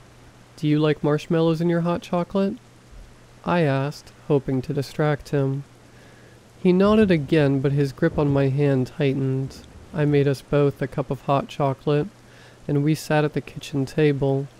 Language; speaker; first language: English; native; English